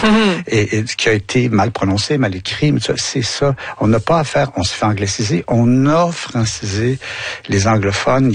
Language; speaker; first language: French; native; French